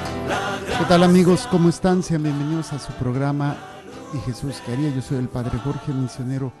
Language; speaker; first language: Spanish; native; Spanish